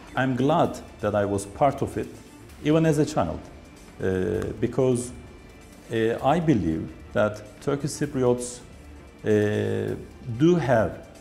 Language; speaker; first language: English; non-native, fluent; Turkish